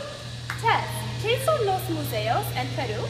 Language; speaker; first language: Spanish; non-native, learner; English